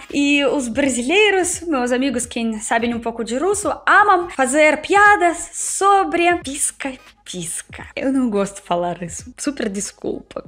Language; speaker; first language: Portuguese; non-native, learner; Russian